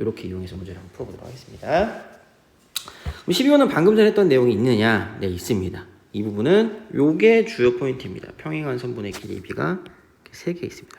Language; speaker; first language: Korean; native; Korean